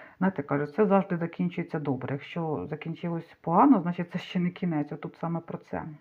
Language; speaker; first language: Ukrainian; non-native, local second language; Russian